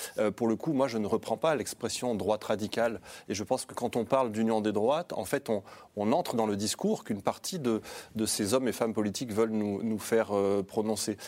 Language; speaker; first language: French; native; French